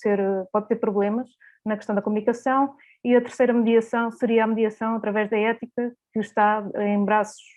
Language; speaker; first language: Portuguese; native; Portuguese